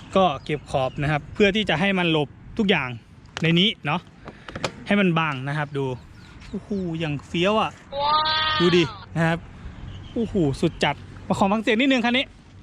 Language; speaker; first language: Thai; native; Thai